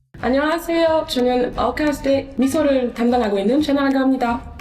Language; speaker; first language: Korean; non-native, learner; French